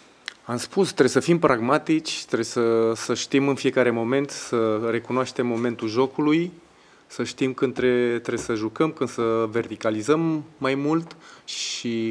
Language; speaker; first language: Romanian; non-native, fluent; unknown